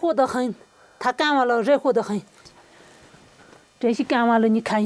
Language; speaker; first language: Chinese; non-native, local second language; Tibetan